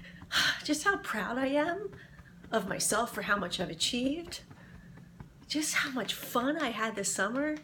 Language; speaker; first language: English; native; English